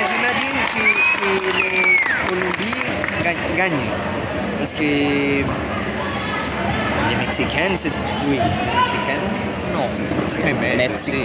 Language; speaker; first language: French; non-native, learner; Spanish